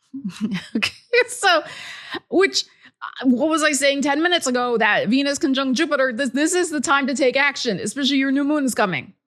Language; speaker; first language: English; native; English